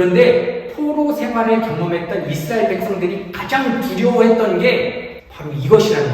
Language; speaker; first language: Korean; native; Korean